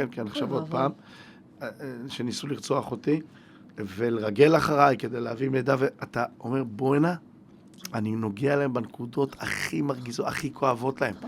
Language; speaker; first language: Hebrew; native; Hebrew